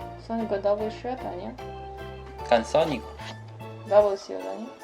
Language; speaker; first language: Korean; non-native, learner; Ukrainian